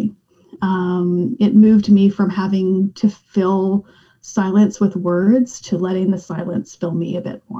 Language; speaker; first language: English; native; English